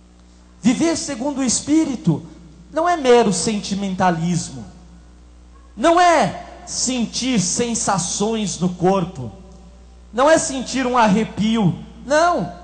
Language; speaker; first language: Portuguese; native; Portuguese